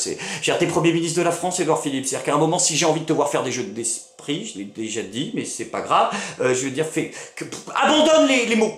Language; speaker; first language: French; native; French